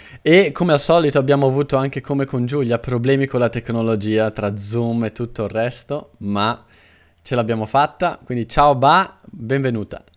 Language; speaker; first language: Italian; native; Italian